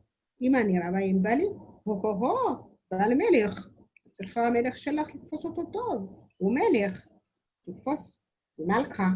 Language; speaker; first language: Hebrew; non-native, learner; Amharic